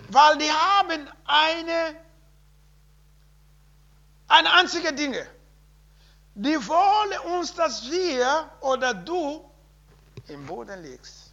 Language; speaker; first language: German; non-native, learner; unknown